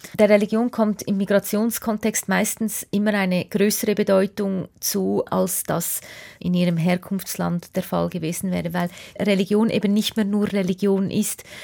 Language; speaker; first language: German; native; German